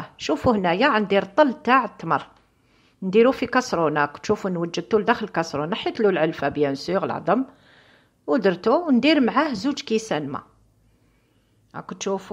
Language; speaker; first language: Arabic; native; Arabic